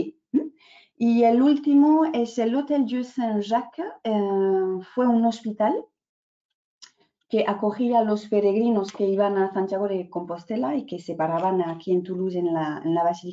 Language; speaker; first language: Spanish; non-native, fluent; French